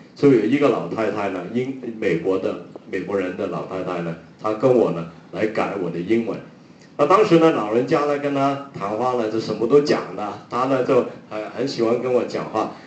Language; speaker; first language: Chinese; non-native, local second language; Cantonese